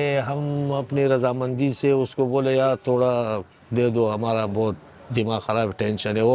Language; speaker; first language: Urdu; non-native, fluent; Pashto